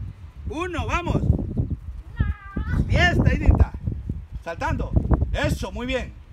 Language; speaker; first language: Spanish; native; Spanish